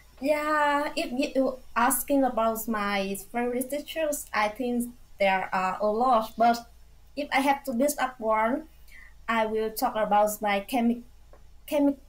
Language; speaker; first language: English; non-native, fluent; Vietnamese